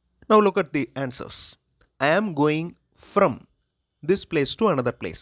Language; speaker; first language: English; non-native, local second language; Tamil